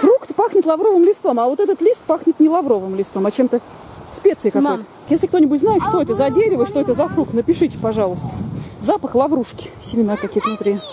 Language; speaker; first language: Russian; native; Russian